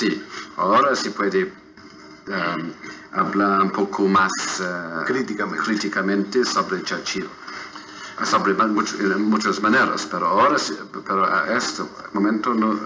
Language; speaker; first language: Spanish; non-native, fluent; English